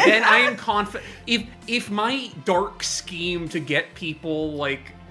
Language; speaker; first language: English; native; English